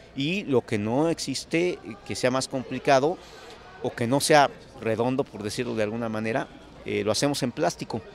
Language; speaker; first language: Spanish; native; Spanish